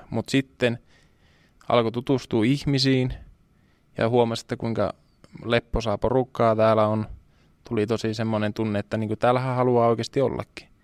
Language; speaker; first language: Finnish; native; Finnish